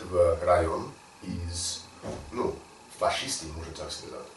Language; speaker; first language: Russian; non-native, learner; English